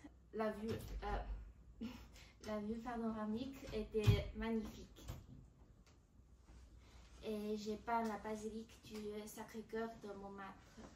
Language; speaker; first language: French; non-native, learner; Chinese